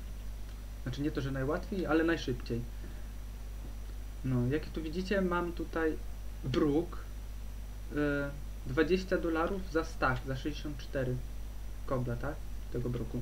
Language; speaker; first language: Polish; native; Polish